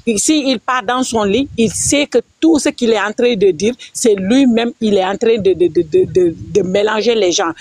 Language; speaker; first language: French; non-native, local second language; Wolof